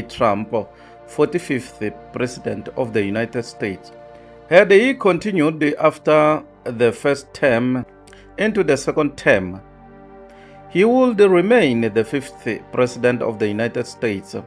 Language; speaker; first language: English; non-native, local second language; Tsonga